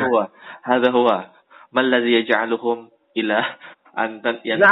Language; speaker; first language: Arabic; non-native, fluent; Indonesian